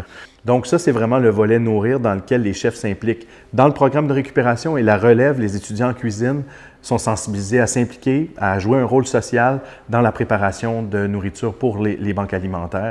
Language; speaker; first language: French; native; French